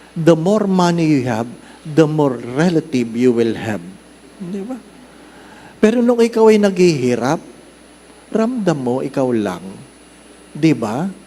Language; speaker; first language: Filipino; non-native, local second language; Cebuano